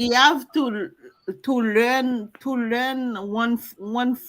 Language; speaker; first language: English; non-native, learner; French